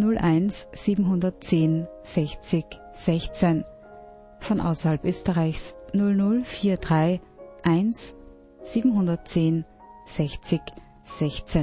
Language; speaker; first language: German; native; German